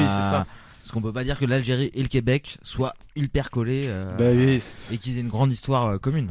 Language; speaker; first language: French; native; French